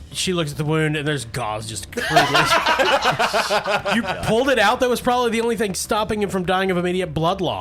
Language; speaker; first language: English; native; English